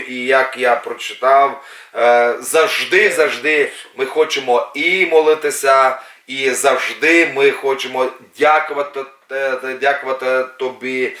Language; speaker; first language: Ukrainian; non-native, local second language; Russian